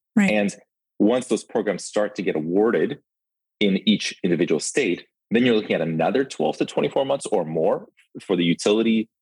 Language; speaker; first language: English; early bilingual, other home language; Ukrainian